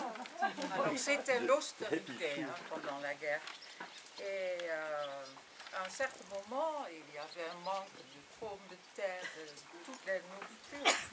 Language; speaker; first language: French; non-native, fluent; Dutch